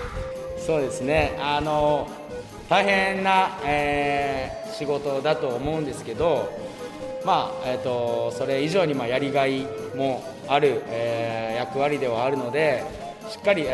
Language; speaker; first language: Japanese; native; Japanese